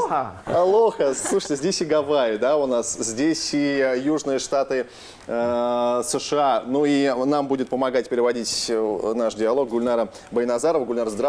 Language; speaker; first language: Russian; native; Russian